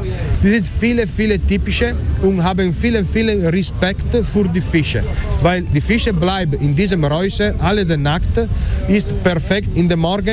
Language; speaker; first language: German; non-native, learner; Italian